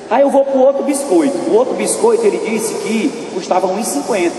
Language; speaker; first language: Portuguese; native; Portuguese